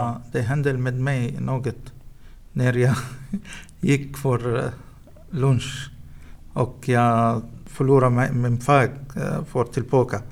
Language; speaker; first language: Swedish; non-native, learner; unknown